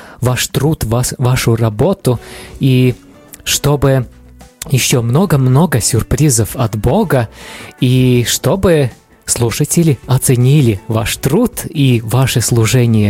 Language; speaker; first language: Russian; non-native, local second language; Latvian